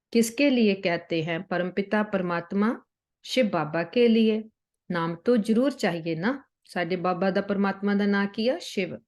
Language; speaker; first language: Hindi; non-native, local second language; Punjabi